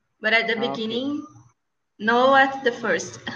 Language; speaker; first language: English; non-native, learner; Portuguese